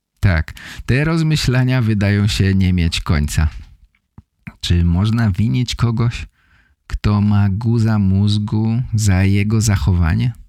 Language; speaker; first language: Polish; native; Polish